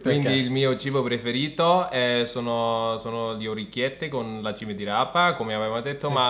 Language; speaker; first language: Italian; non-native, fluent; German